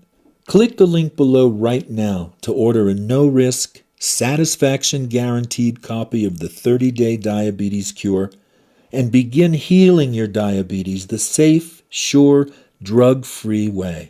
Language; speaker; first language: English; native; English